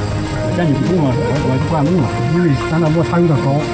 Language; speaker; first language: Chinese; native; Chinese